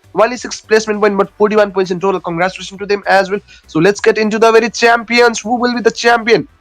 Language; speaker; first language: English; non-native, local second language; Nepali